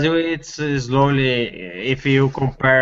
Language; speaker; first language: English; non-native, learner; Portuguese